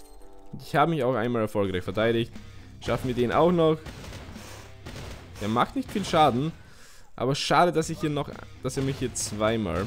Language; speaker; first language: German; native; German